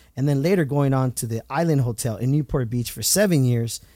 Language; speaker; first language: English; native; English